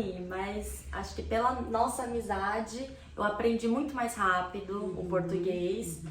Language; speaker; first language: Portuguese; early bilingual, other home language; Korean